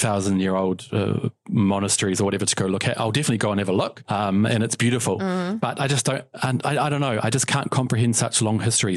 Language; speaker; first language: English; native; English